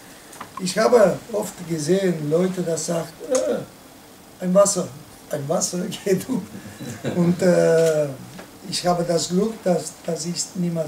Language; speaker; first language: German; non-native, learner; Spanish